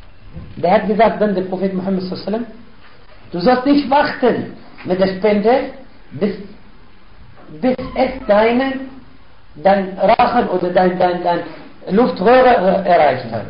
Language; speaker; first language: German; non-native, fluent; Arabic